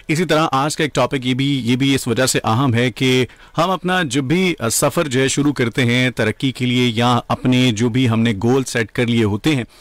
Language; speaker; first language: Urdu; native; Urdu